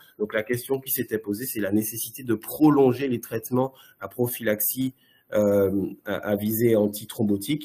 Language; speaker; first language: French; native; French